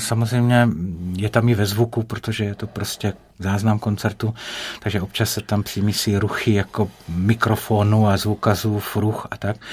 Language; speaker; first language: Czech; native; Czech